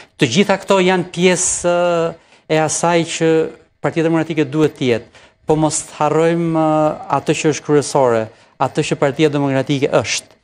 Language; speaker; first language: Albanian; native; Albanian